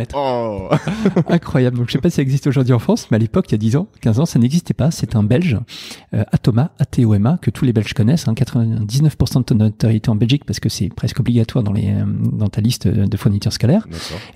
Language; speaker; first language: French; native; French